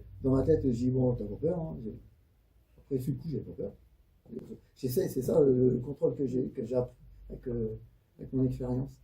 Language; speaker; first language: French; native; French